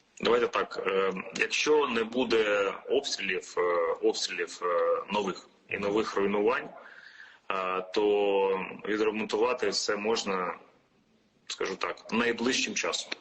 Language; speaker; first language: Ukrainian; native; Ukrainian